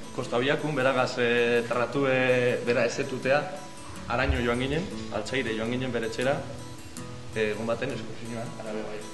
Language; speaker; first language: Basque; native; Basque